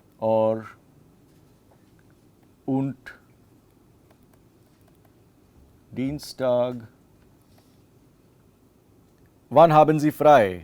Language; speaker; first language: German; non-native, fluent; Marathi